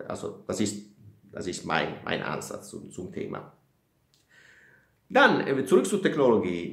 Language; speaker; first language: German; non-native, fluent; Italian